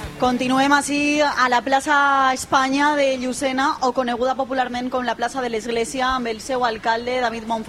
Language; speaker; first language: Catalan; native; Catalan